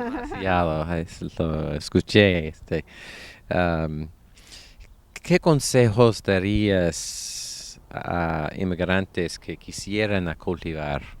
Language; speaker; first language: Spanish; non-native, learner; English